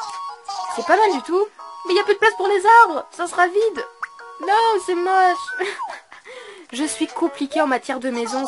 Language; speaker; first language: French; native; French